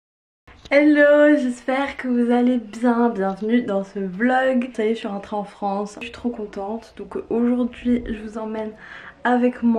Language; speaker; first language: French; native; French